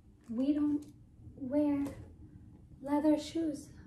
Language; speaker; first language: English; non-native, fluent; Hebrew